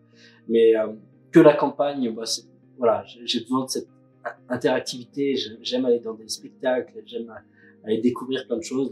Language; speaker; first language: French; native; French